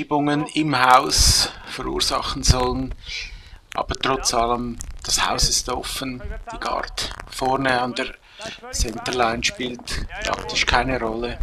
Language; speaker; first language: German; native; German